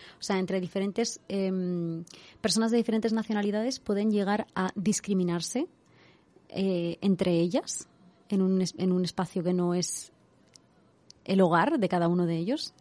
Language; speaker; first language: Spanish; non-native, fluent; Arabic